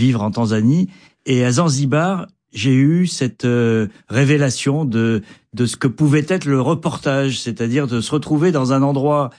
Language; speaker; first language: French; native; French